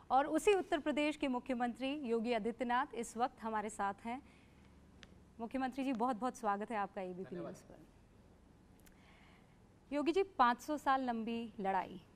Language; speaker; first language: Hindi; native; Hindi